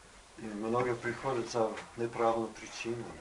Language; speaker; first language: Russian; non-native, learner; English